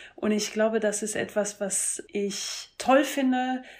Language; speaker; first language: German; non-native, fluent; French